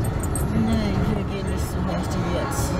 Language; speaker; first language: German; non-native, learner; Portuguese